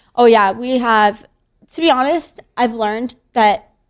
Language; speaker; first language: English; native; English